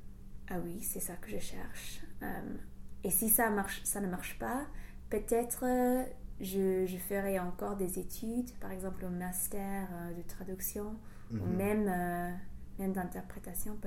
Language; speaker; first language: French; non-native, fluent; English